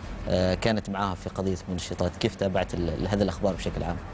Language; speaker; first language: Arabic; native; Arabic